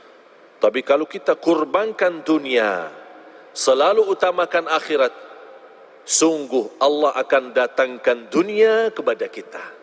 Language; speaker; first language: Indonesian; non-native, fluent; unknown